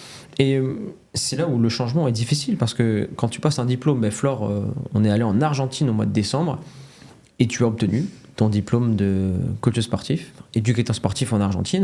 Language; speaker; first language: French; native; French